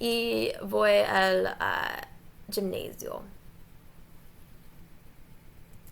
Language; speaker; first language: Spanish; non-native, learner; English